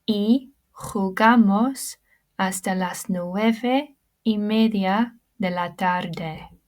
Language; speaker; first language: Spanish; non-native, fluent; English